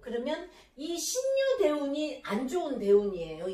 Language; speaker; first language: Korean; native; Korean